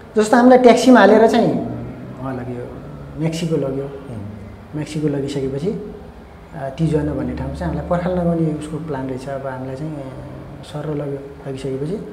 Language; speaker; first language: Nepali; native; Nepali